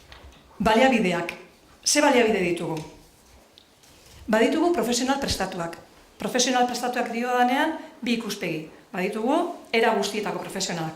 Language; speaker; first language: Basque; native; Basque